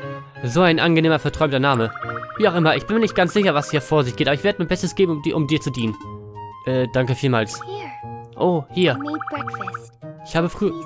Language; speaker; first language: German; native; German